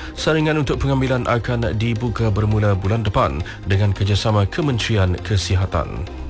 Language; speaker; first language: Malay; native; Malay